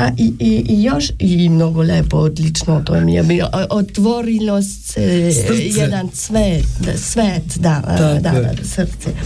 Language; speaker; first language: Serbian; non-native, fluent; German